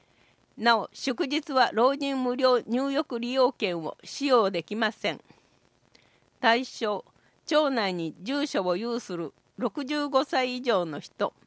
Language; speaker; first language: Japanese; native; Japanese